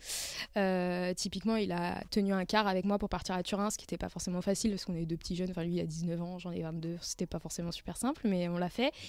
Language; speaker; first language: French; native; French